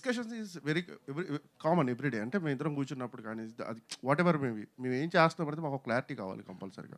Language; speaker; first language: Telugu; native; Telugu